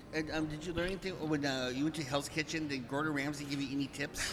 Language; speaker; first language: English; native; English